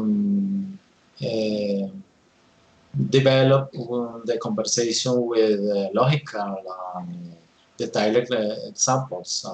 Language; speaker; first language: English; non-native, learner; Spanish